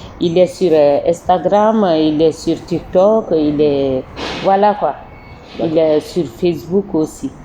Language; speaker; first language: French; non-native, local second language; Bambara